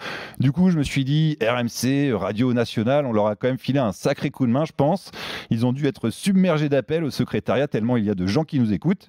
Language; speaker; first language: French; native; French